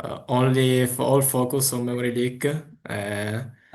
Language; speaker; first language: English; non-native, fluent; Italian